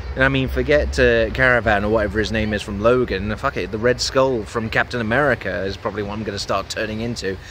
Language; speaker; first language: English; native; English